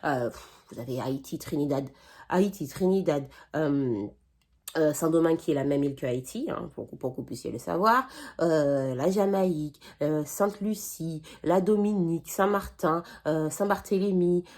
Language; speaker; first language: French; native; French